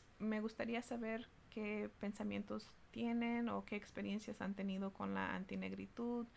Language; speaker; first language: Spanish; early bilingual, heritage; Spanish